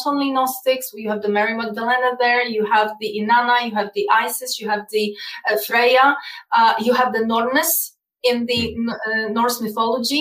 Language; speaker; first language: English; non-native, fluent; Polish